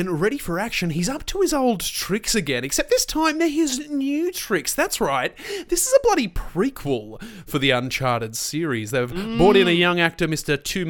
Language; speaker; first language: English; native; English